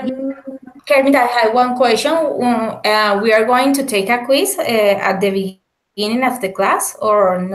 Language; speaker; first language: English; non-native, fluent; Spanish